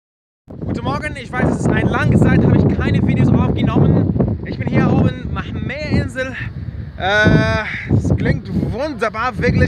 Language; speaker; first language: German; non-native, learner; Arabic